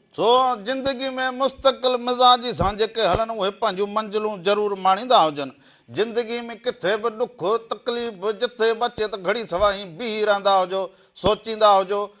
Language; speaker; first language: Sindhi; native; Sindhi